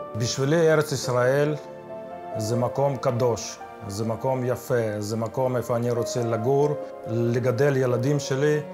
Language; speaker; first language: Hebrew; early bilingual, other home language; Ukrainian